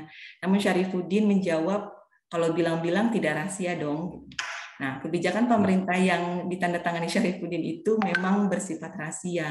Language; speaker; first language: Indonesian; native; Indonesian